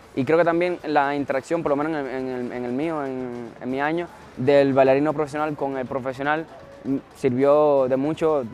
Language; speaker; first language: Spanish; native; Spanish